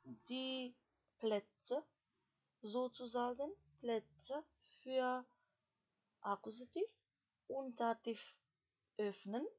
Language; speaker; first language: German; non-native, fluent; Macedonian